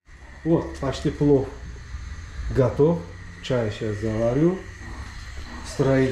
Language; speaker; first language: Russian; non-native, local second language; Uzbek